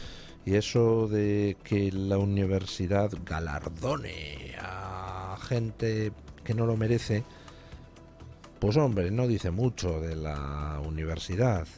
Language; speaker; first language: Spanish; native; Spanish